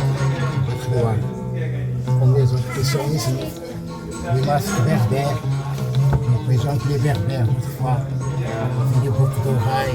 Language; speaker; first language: French; non-native, learner; Arabic